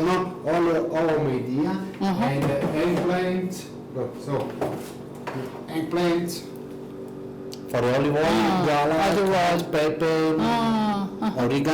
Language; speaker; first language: English; non-native, learner; Italian